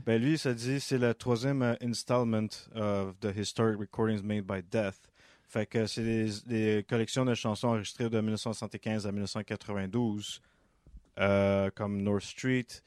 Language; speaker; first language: French; native; French